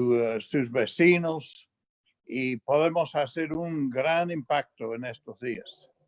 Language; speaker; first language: Spanish; non-native, fluent; English